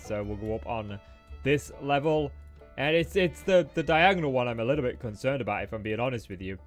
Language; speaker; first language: English; native; English